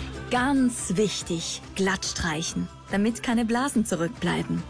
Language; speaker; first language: German; native; German